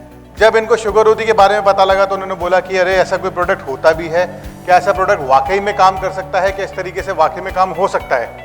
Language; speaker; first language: Hindi; native; Hindi